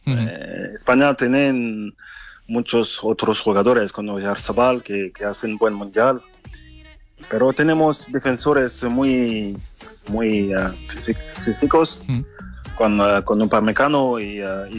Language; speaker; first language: Spanish; non-native, fluent; French